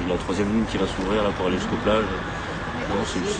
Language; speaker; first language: French; native; French